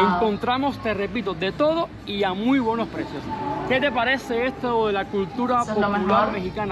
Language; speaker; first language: Spanish; native; Spanish